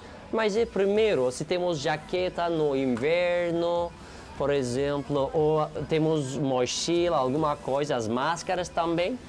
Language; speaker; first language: Portuguese; non-native, learner; Turkish